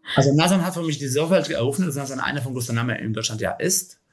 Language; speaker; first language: German; non-native, fluent; Polish